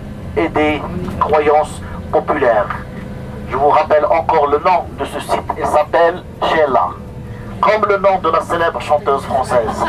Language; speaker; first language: French; non-native, local second language; Arabic